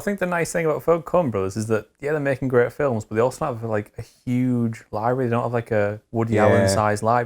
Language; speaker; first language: English; native; English